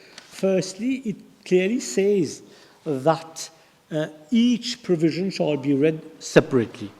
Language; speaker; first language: English; non-native, local second language; Morisyen